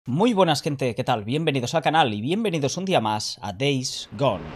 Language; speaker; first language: Spanish; native; Spanish